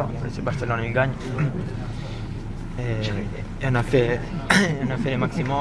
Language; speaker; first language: French; non-native, fluent; Italian